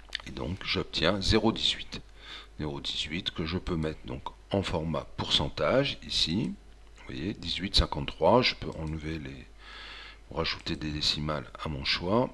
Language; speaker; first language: French; native; French